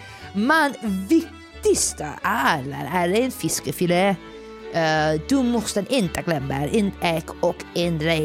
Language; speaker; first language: Swedish; non-native, learner; Danish